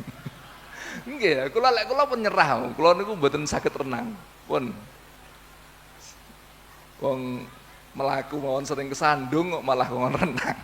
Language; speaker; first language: Indonesian; non-native, local second language; Javanese